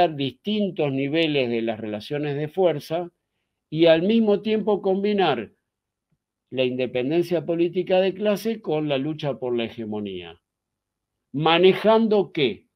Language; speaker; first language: Spanish; native; Spanish